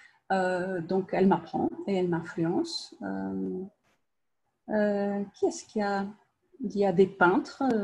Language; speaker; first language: French; native; French